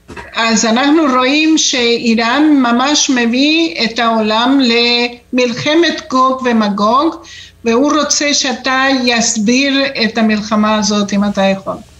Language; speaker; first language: Hebrew; non-native, fluent; Spanish